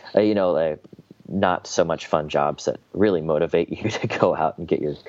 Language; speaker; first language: English; native; English